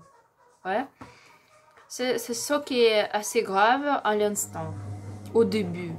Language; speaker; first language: French; non-native, learner; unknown